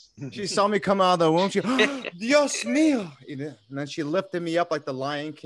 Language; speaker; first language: English; early bilingual, other home language; Spanish